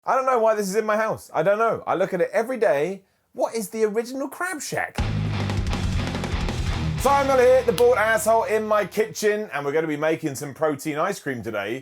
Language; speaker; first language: English; native; English